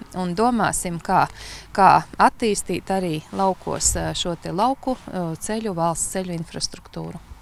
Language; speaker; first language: Latvian; native; Latvian